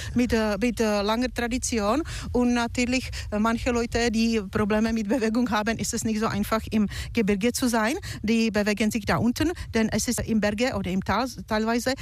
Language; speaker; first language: German; non-native, fluent; Czech